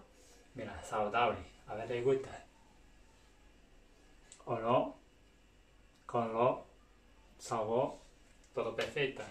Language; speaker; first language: Spanish; non-native, learner; Chinese